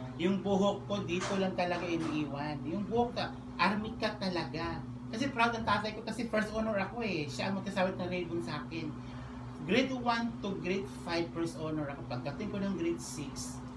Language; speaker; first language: Filipino; non-native, local second language; Cebuano